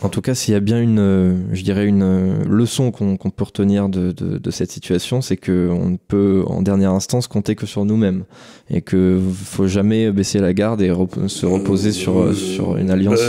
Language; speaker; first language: French; native; French